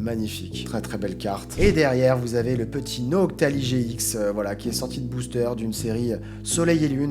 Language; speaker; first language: French; native; French